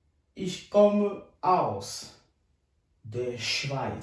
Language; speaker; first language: German; non-native, fluent; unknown